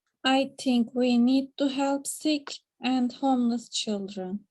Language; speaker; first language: English; non-native, learner; Turkish